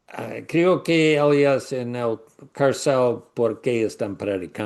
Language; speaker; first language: Spanish; non-native, learner; English